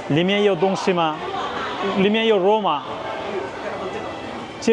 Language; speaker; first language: Chinese; non-native, learner; Bangla